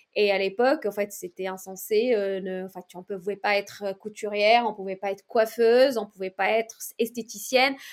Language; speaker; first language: French; non-native, local second language; Arabic